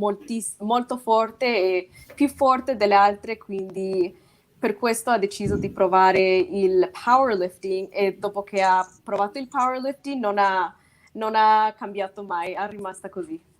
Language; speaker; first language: Italian; non-native, fluent; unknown